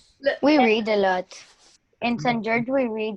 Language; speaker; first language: English; non-native, learner; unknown